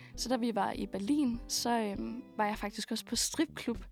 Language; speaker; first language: Danish; native; Danish